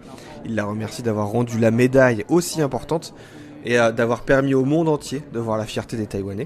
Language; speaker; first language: French; native; French